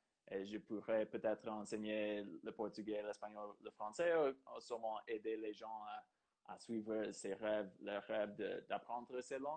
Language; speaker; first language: French; non-native, fluent; English